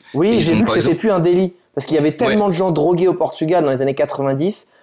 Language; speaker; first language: French; native; French